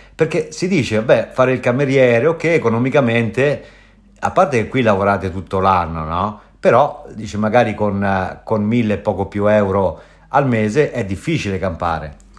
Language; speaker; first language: Italian; native; Italian